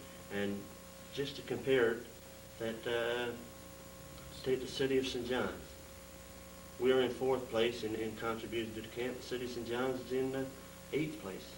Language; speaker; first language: English; native; English